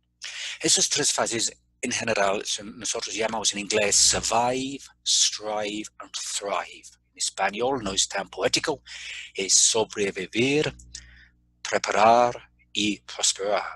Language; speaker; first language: Spanish; non-native, fluent; English